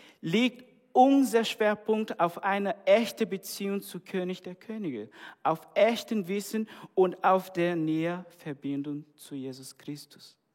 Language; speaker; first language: German; non-native, fluent; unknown